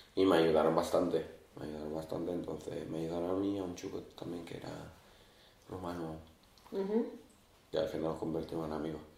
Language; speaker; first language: Spanish; early bilingual, other home language; Arabic